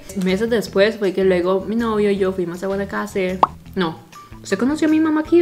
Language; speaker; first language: Spanish; native; Spanish